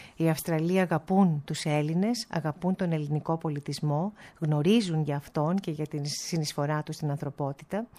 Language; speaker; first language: Greek; early bilingual, heritage; Greek